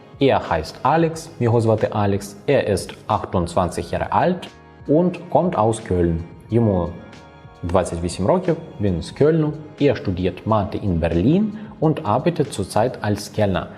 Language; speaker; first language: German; non-native, fluent; Ukrainian